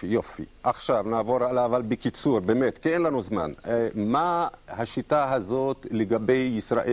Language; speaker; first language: Hebrew; non-native, local second language; Arabic